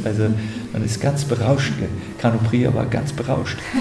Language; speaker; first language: German; native; German